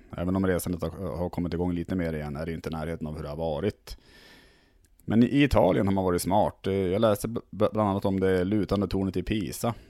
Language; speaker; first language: Swedish; native; Swedish